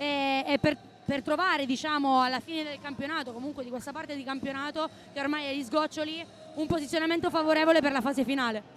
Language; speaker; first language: Italian; native; Italian